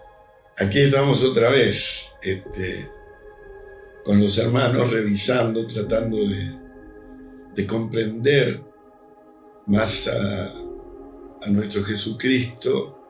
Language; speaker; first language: Spanish; native; Spanish